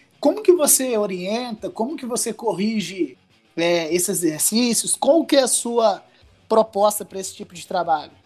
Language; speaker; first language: Portuguese; native; Portuguese